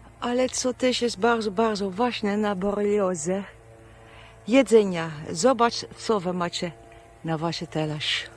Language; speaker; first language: Polish; non-native, learner; Dutch